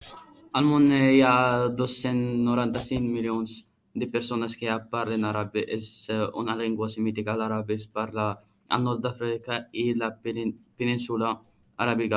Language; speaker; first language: Catalan; non-native, learner; Arabic